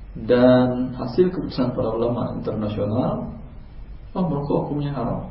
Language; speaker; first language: Indonesian; non-native, local second language; Minangkabau